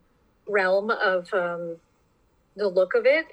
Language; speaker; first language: English; native; English